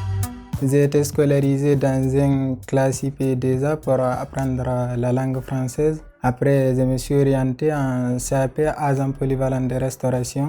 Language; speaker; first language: French; non-native, fluent; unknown